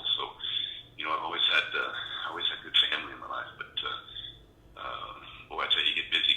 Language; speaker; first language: English; native; English